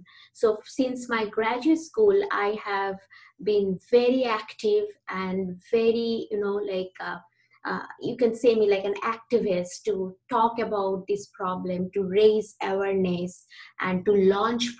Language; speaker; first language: English; non-native, local second language; Bangla